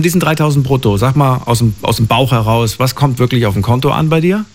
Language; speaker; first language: German; native; German